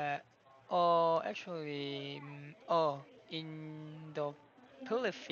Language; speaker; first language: English; non-native, learner; Korean